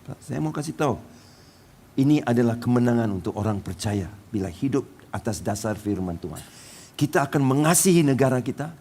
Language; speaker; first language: Malay; non-native, local second language; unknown